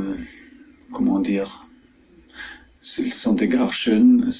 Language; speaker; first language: French; non-native, fluent; German